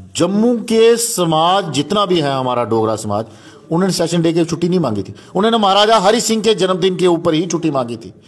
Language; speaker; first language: Hindi; non-native, local second language; Dogri